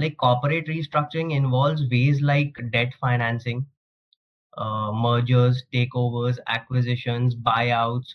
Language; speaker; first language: English; non-native, local second language; Hindi